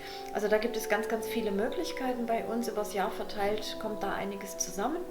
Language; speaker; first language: German; native; German